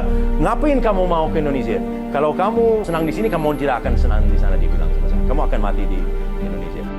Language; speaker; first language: Indonesian; non-native, fluent; English